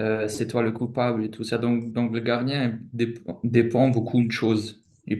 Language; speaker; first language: French; non-native, fluent; German